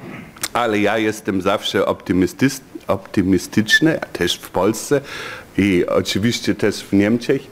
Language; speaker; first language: Polish; non-native, fluent; German